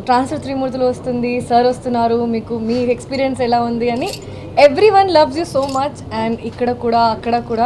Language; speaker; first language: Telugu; non-native, local second language; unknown